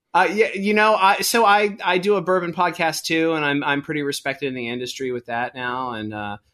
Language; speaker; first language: English; native; English